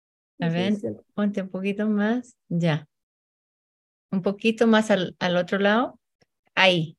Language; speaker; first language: Spanish; early bilingual, heritage; Spanish